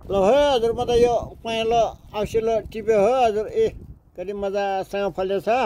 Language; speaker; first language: Nepali; non-native, local second language; Gurung